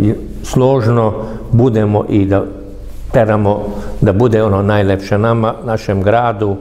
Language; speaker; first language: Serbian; non-native, local second language; Hungarian